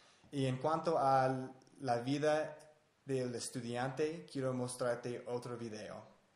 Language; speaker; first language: Spanish; non-native, fluent; English